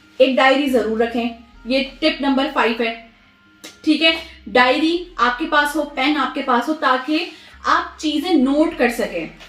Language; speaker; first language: Urdu; native; Urdu